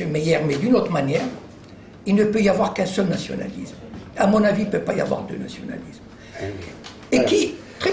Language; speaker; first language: French; native; French